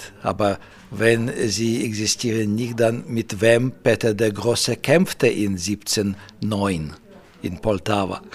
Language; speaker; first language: German; non-native, fluent; Russian